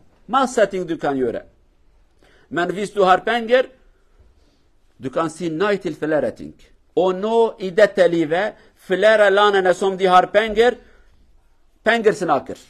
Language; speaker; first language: Norwegian; non-native, learner; Kurdish